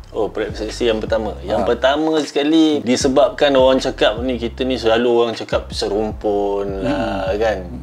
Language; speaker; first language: Malay; native; Malay